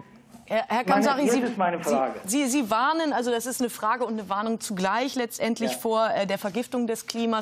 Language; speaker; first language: German; native; German